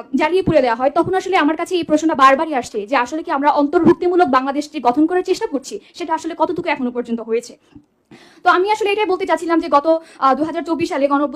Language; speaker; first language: Bangla; non-native, local second language; Chakma